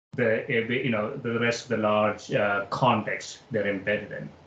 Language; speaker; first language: English; non-native, local second language; Malayalam